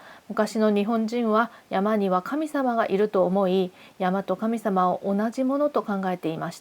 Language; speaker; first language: Japanese; non-native, fluent; Korean